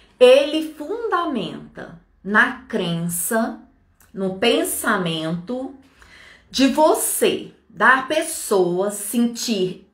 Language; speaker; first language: Portuguese; native; Portuguese